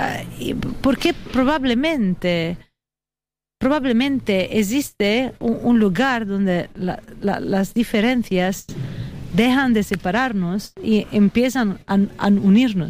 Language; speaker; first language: Spanish; non-native, fluent; Italian